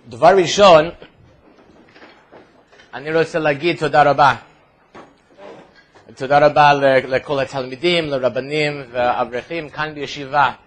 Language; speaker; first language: Hebrew; non-native, fluent; English